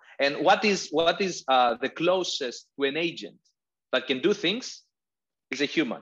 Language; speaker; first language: English; non-native, fluent; Greek